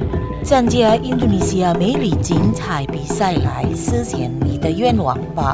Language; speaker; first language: Chinese; non-native, fluent; Indonesian